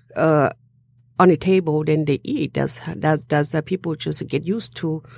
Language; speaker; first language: English; non-native, learner; Hmong